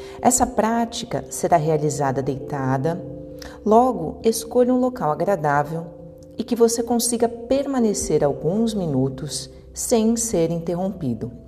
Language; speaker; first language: Portuguese; native; Portuguese